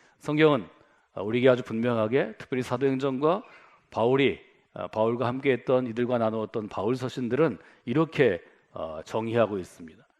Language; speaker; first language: Korean; native; Korean